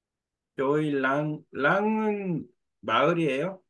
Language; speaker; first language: Vietnamese; non-native, learner; Korean